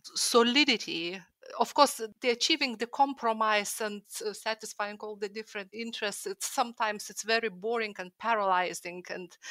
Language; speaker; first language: English; non-native, fluent; Lithuanian